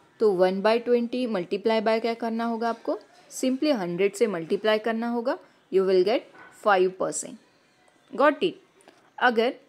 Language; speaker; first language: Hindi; non-native, local second language; Marathi